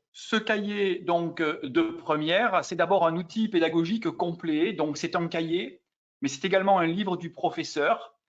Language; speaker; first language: French; native; French